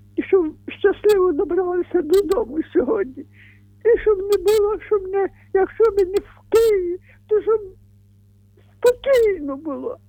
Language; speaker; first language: Ukrainian; native; Ukrainian